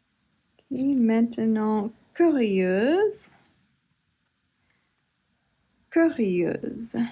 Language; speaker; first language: French; non-native, fluent; English